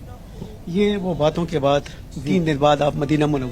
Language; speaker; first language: Hindi; native; Hindi